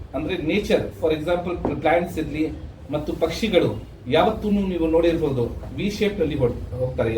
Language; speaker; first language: Kannada; non-native, local second language; Urdu